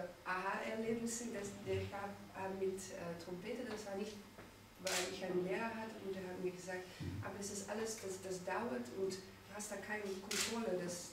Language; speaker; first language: German; non-native, fluent; Dutch